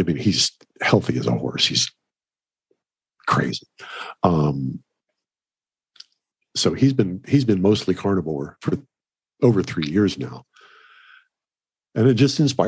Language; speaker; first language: English; native; English